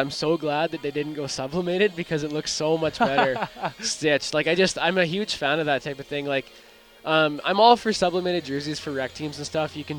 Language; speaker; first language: English; native; English